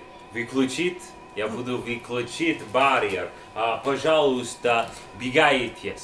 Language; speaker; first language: Russian; non-native, learner; English